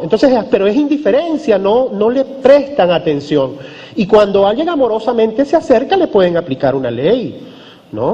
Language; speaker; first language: Spanish; native; Spanish